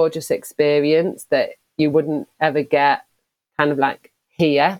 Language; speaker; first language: English; native; English